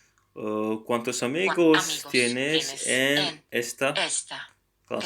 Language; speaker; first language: Spanish; non-native, learner; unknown